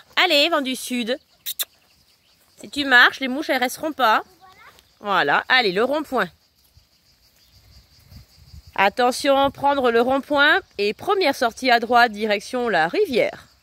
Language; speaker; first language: French; native; French